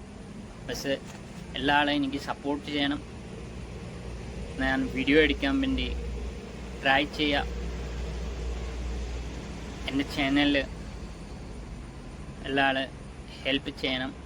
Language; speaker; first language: Malayalam; non-native, local second language; Assamese